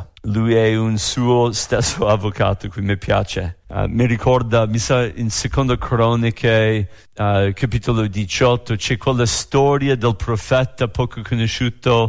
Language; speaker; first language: Italian; non-native, fluent; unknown